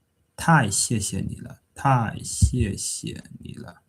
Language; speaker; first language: Chinese; non-native, fluent; English